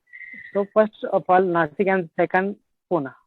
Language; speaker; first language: English; non-native, learner; Marathi